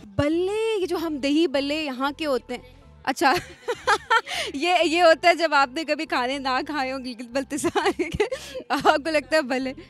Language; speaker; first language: Urdu; non-native, local second language; Kashmiri